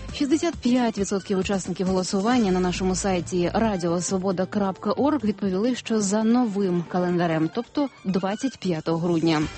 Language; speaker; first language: Ukrainian; native; Ukrainian